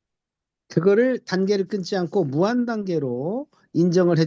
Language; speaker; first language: Korean; native; Korean